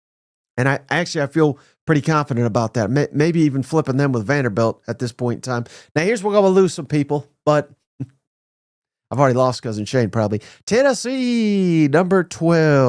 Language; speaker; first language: English; native; English